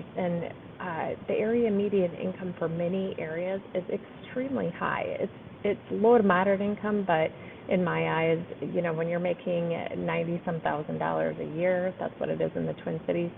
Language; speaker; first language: English; native; English